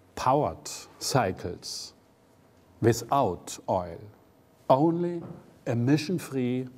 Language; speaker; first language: English; non-native, fluent; German